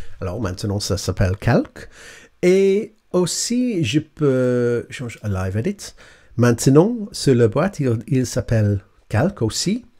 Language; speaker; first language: French; non-native, learner; English